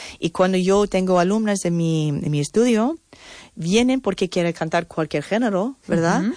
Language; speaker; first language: Spanish; non-native, fluent; English